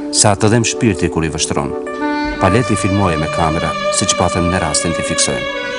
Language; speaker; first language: Albanian; non-native, local second language; Macedonian